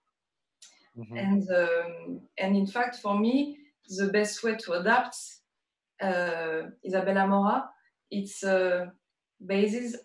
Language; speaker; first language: English; non-native, learner; French